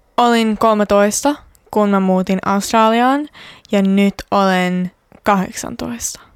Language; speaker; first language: Finnish; native; Finnish